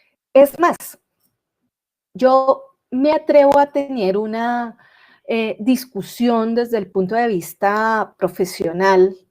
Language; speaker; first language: Spanish; native; Spanish